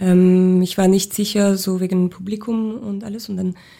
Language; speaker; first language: German; non-native, local second language; French